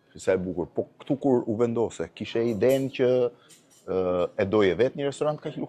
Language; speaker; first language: Albanian; native; Albanian